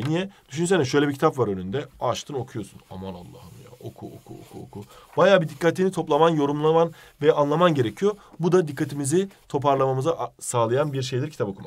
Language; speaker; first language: Turkish; native; Turkish